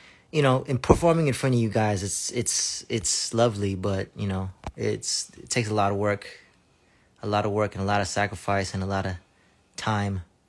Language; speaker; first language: English; early bilingual, other home language; Korean